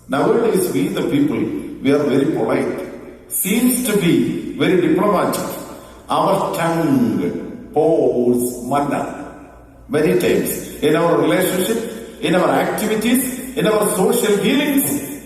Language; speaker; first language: English; non-native, local second language; Malayalam